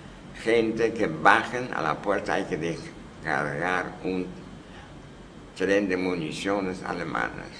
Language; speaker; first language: Spanish; non-native, fluent; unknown